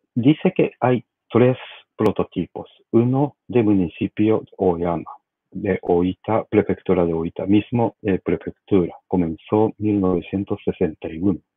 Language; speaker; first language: Spanish; non-native, learner; Japanese